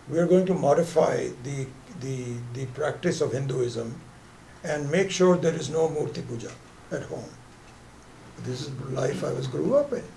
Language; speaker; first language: English; non-native, local second language; Hindi